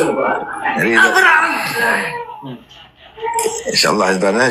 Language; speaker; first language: Malay; native; Malay